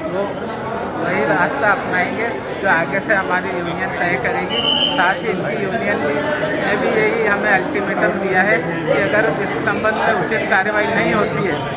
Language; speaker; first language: Hindi; native; Hindi